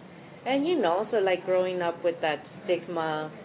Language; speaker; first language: English; early bilingual, other home language; Spanish